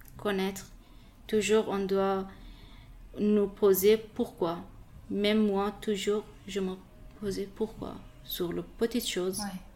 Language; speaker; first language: French; non-native, learner; Persian